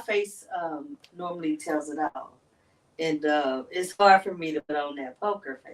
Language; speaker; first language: English; native; English